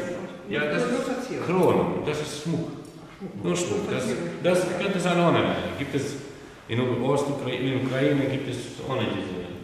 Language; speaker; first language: German; non-native, learner; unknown